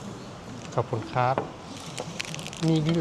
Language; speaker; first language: Thai; non-native, learner; French